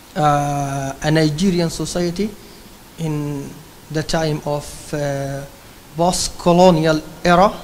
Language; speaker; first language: English; non-native, fluent; Arabic